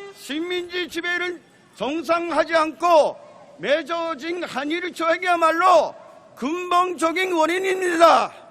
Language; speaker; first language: Korean; non-native, fluent; Japanese